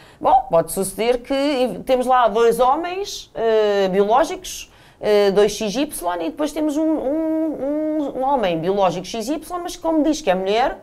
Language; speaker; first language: Portuguese; native; Portuguese